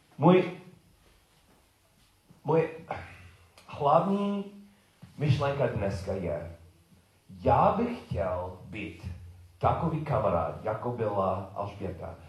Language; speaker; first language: Czech; non-native, learner; English